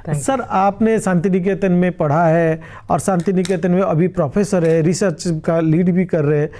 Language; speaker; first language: Hindi; non-native, local second language; Bangla